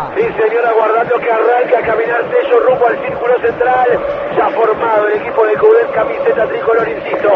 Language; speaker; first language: Spanish; native; Spanish